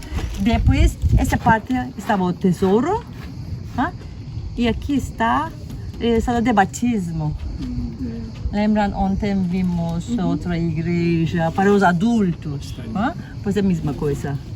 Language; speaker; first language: Portuguese; non-native, fluent; Turkish